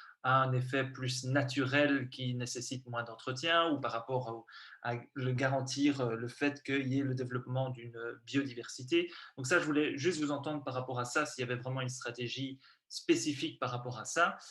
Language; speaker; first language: French; native; French